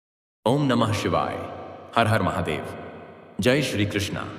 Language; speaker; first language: Hindi; native; Hindi